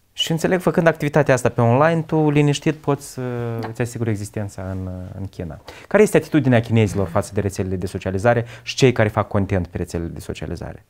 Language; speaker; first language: Romanian; native; Romanian